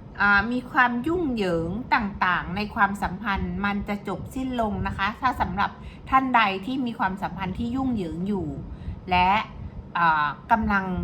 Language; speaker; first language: Thai; native; Thai